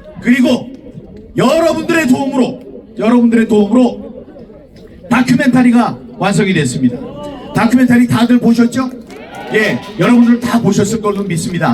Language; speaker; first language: Korean; native; Korean